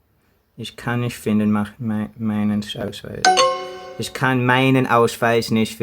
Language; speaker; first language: German; non-native, learner; English